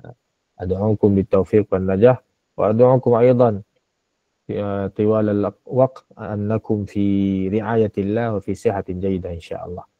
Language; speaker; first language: Arabic; non-native, fluent; Malay